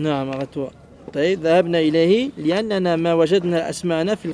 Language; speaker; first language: Arabic; non-native, fluent; French